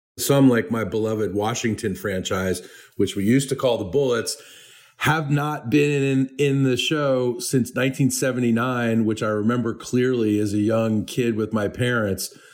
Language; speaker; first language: English; native; English